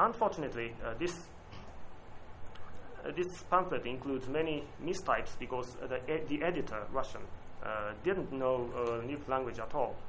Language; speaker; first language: English; non-native, learner; Japanese